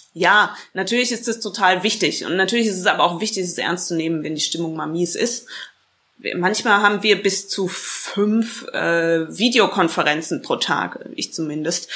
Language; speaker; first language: German; native; German